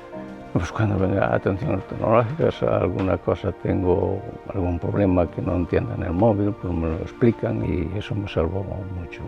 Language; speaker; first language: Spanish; non-native, local second language; Galician